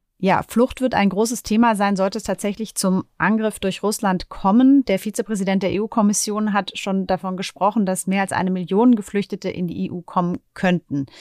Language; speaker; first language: German; native; German